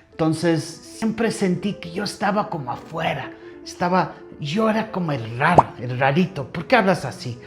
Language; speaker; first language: Spanish; non-native, fluent; English